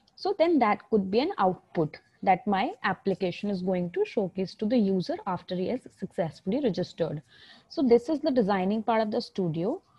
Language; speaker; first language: English; non-native, local second language; Hindi